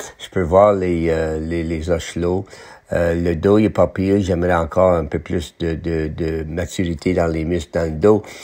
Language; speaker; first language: French; non-native, local second language; English